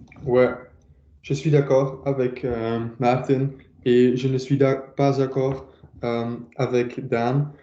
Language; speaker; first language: French; non-native, learner; Dutch